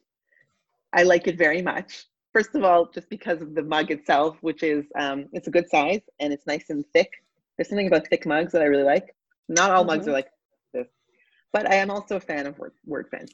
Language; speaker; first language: English; native; English